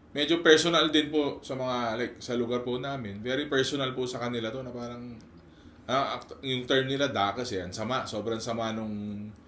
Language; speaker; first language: Filipino; non-native, local second language; Iloko